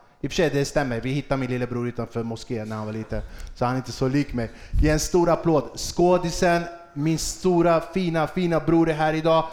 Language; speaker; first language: Swedish; early bilingual, other home language; Kurdish